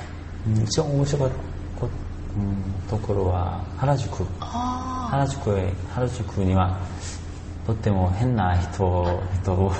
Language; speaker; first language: Japanese; non-native, learner; Korean